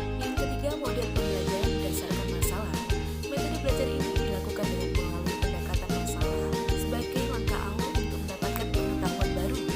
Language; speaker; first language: Indonesian; native; Indonesian